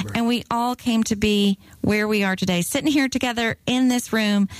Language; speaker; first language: English; native; English